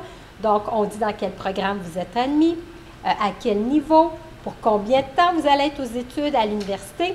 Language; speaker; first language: French; native; French